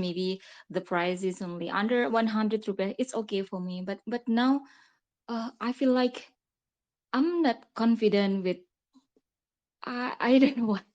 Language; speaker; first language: English; non-native, learner; Indonesian